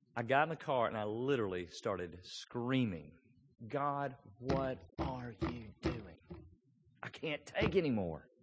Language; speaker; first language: English; native; English